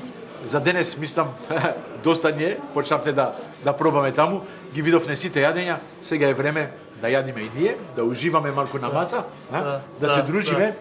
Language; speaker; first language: Macedonian; non-native, fluent; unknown